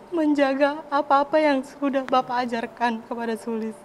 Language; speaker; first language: Indonesian; native; Indonesian